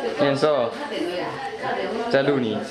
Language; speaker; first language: Chinese; early bilingual, heritage; Chinese